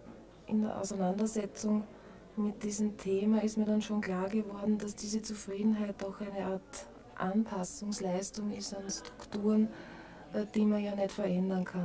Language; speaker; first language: German; native; German